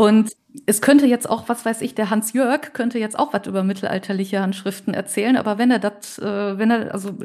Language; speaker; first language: German; native; German